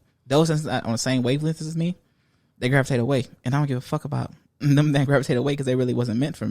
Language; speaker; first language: English; native; English